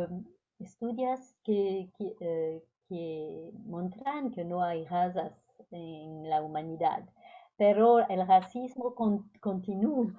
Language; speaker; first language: Spanish; non-native, fluent; French